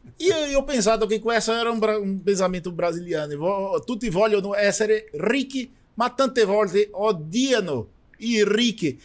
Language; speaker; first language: Italian; non-native, learner; Portuguese